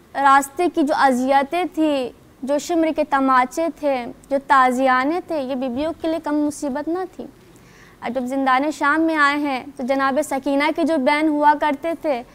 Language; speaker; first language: Urdu; non-native, local second language; Sindhi